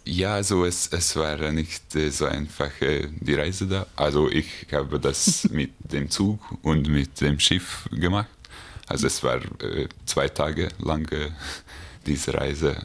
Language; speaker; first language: German; non-native, learner; Hungarian